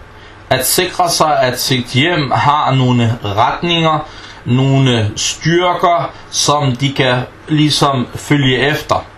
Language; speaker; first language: Danish; non-native, fluent; Arabic